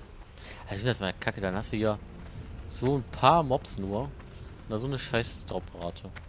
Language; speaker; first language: German; native; German